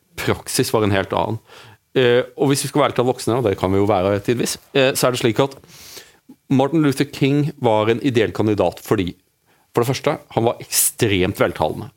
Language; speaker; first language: Norwegian; native; Norwegian